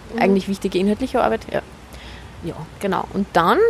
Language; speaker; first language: German; native; German